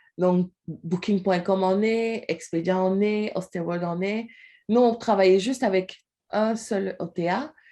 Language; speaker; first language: French; non-native, local second language; Wolof